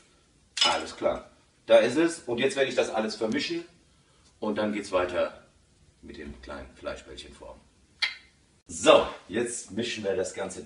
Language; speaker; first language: German; early bilingual, other home language; Italian